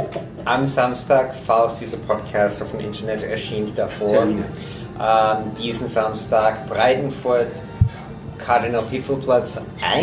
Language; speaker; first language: German; non-native, fluent; English